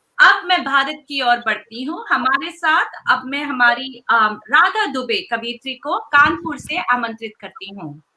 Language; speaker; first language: Hindi; native; Hindi